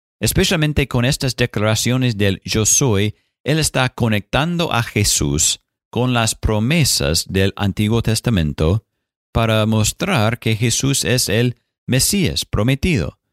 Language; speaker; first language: Spanish; non-native, fluent; English